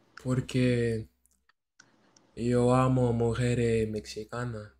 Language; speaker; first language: Spanish; non-native, learner; English